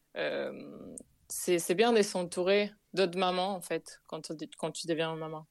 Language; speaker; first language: French; non-native, fluent; Spanish